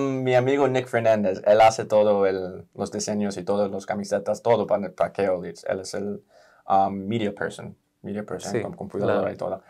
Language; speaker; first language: Spanish; early bilingual, heritage; Spanish